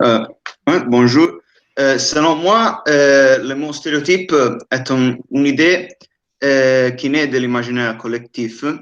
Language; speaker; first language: French; non-native, fluent; Italian